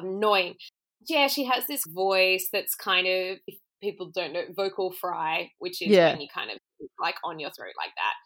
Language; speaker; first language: English; native; English